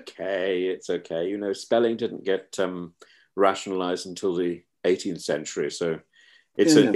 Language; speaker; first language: English; native; English